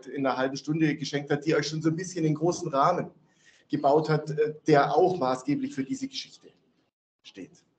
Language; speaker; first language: German; native; German